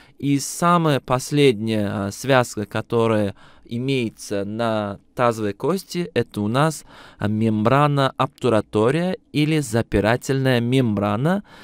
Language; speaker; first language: Russian; non-native, local second language; Uzbek